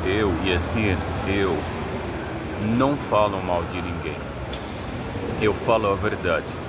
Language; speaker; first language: Portuguese; non-native, fluent; Arabic